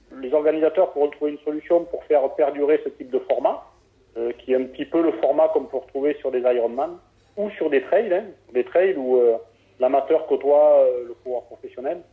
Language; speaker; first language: French; native; French